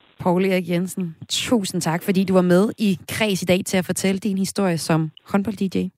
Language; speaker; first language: Danish; native; Danish